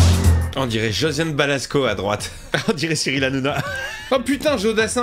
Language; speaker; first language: French; native; French